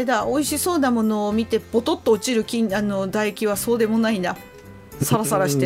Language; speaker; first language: Japanese; native; Japanese